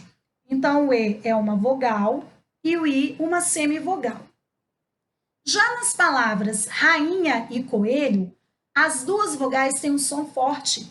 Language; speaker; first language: Portuguese; native; Portuguese